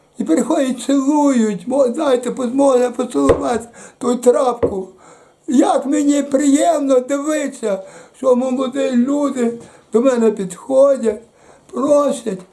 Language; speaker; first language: Ukrainian; native; Ukrainian